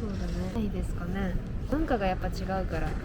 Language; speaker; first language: Japanese; native; Japanese